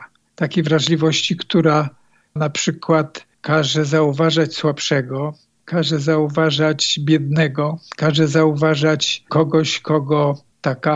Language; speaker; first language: Polish; native; Polish